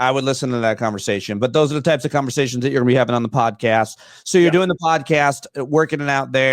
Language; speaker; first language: English; native; English